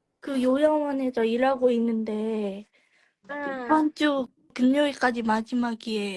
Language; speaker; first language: Korean; non-native, fluent; Chinese